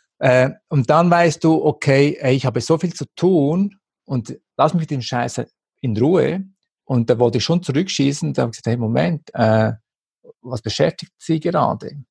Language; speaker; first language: German; early bilingual, other home language; Greek